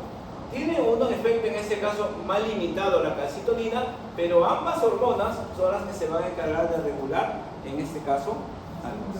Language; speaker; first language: Spanish; native; Spanish